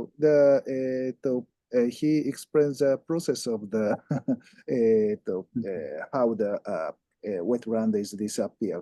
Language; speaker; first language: English; non-native, fluent; Japanese